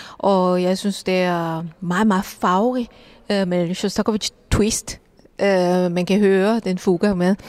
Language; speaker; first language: Danish; non-native, fluent; Korean